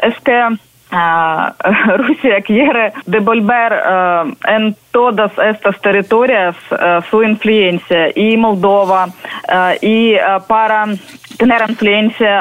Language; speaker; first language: Spanish; non-native, learner; Ukrainian